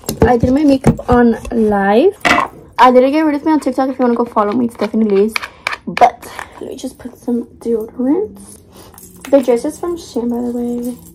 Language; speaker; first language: English; early bilingual, other home language; Spanish